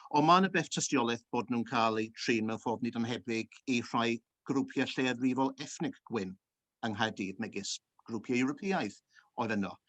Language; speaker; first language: Welsh; early bilingual, heritage; Welsh